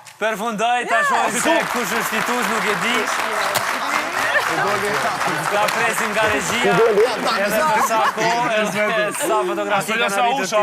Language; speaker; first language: Albanian; native; Albanian